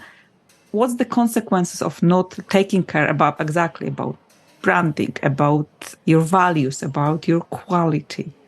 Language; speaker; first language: English; non-native, fluent; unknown